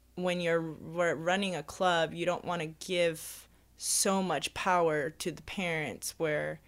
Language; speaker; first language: English; early bilingual, other home language; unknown